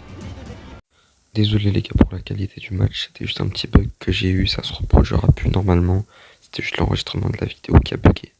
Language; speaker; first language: French; native; French